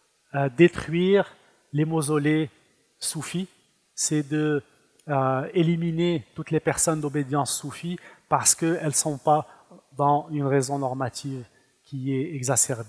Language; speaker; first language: French; non-native, fluent; Arabic